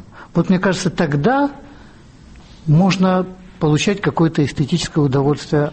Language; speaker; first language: Russian; native; Russian